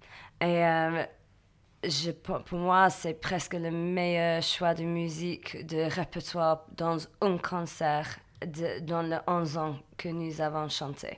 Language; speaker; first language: French; non-native, learner; English